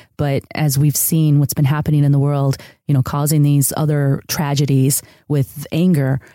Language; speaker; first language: English; early bilingual, other home language; Spanish